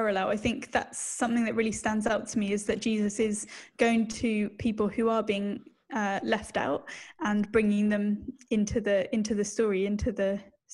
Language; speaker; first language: English; native; English